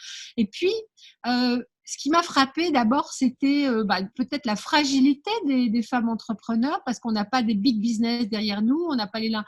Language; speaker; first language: French; native; French